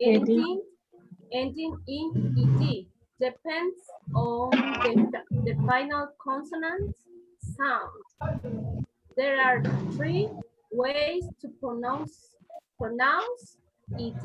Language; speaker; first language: English; non-native, learner; Spanish